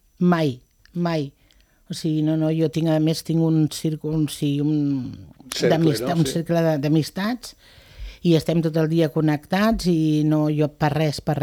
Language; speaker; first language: Catalan; non-native, local second language; Spanish